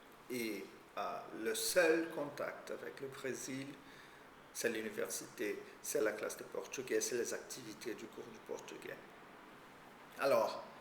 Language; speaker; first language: French; non-native, fluent; Portuguese